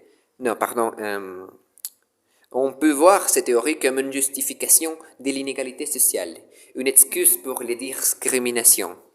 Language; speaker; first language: French; non-native, learner; Spanish